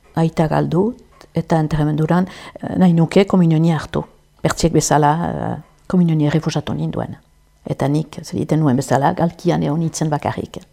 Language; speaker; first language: Basque; native; Basque